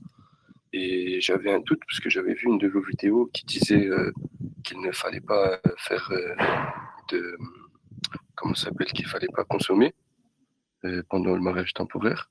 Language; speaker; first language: French; native; French